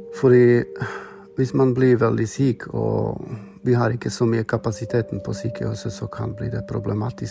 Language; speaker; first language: Norwegian; non-native, fluent; Slovak